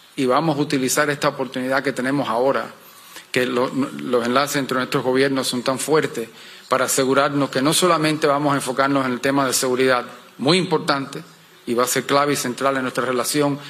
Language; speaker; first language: Spanish; early bilingual, heritage; Spanish